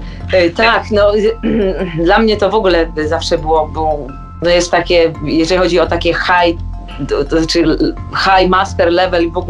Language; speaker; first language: Polish; native; Polish